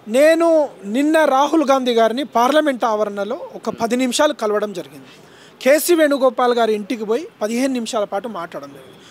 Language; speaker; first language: Telugu; non-native, local second language; Lambadi